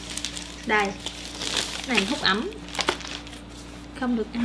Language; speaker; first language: Vietnamese; native; Vietnamese